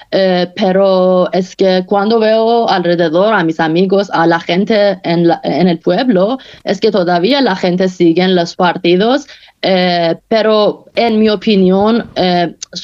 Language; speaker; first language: Spanish; non-native, fluent; Persian